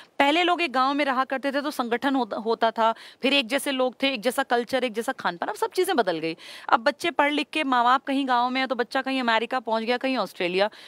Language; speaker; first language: Hindi; native; Hindi